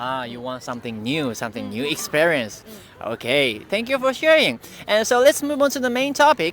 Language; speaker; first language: English; non-native, fluent; Japanese